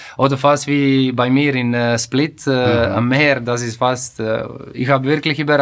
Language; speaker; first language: German; non-native, fluent; Croatian